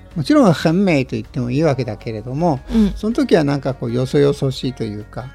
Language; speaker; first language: Japanese; native; Japanese